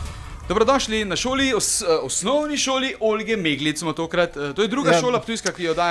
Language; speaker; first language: Slovenian; native; Slovenian